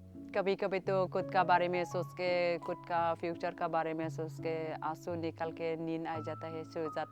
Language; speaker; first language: Hindi; non-native, local second language; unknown